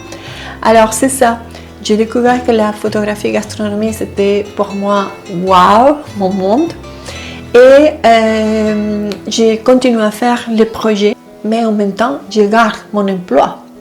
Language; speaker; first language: French; non-native, fluent; Spanish